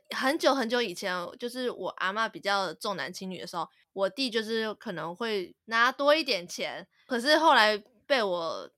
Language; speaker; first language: Chinese; native; Chinese